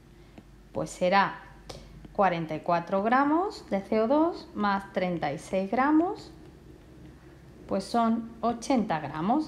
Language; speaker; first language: Spanish; native; Spanish